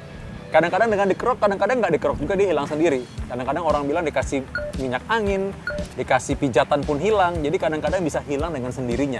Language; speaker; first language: Indonesian; native; Indonesian